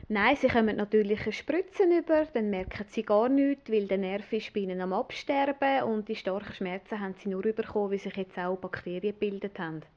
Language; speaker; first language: German; native; German